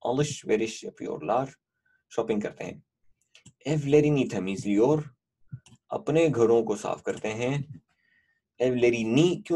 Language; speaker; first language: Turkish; non-native, fluent; Urdu